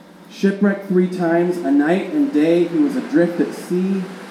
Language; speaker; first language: English; native; English